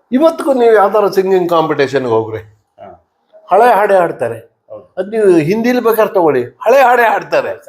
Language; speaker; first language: Kannada; native; Kannada